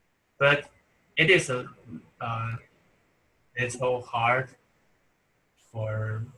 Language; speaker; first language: English; non-native, learner; Chinese